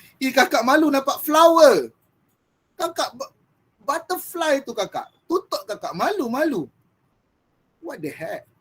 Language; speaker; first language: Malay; native; Malay